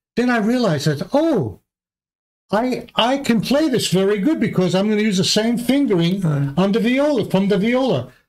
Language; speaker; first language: English; early bilingual, other home language; Armenian